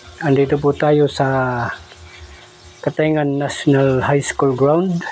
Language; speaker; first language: Filipino; non-native, local second language; Masbatenyo